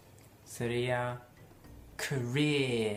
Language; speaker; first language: Spanish; non-native, fluent; English